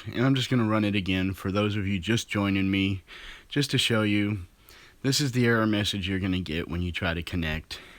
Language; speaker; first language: English; native; English